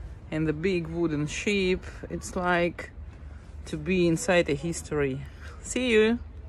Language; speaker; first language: English; non-native, learner; Ukrainian